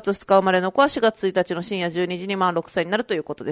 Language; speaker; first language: Japanese; native; Japanese